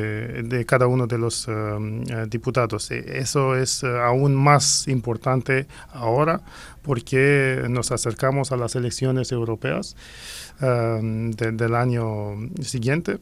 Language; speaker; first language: Spanish; non-native, fluent; Romanian